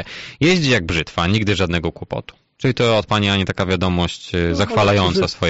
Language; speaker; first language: Polish; native; Polish